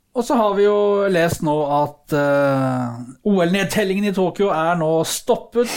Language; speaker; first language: Norwegian; native; Norwegian